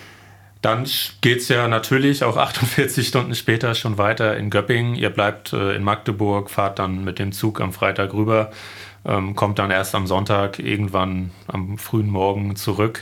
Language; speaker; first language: German; native; German